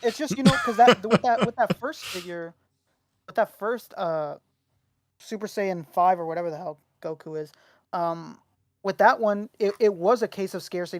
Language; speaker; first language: English; native; English